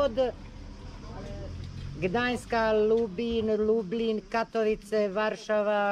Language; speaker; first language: Polish; non-native, learner; Croatian